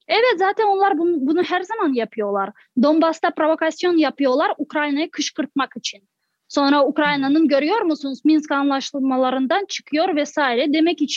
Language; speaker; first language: Turkish; non-native, fluent; Crimean Tatar